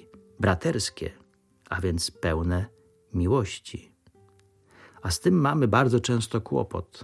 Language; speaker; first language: Polish; native; Polish